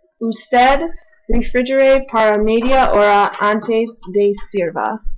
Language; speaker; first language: Spanish; non-native, learner; English